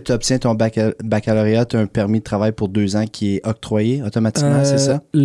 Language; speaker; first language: French; native; French